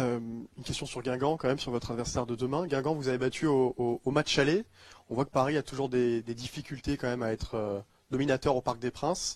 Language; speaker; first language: French; native; French